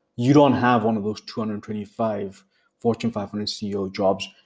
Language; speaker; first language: English; non-native, local second language; Tswana